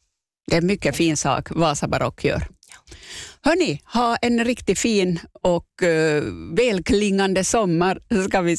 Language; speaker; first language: Swedish; native; Swedish